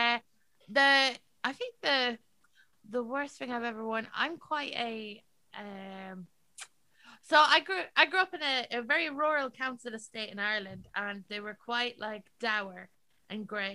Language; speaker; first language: English; native; English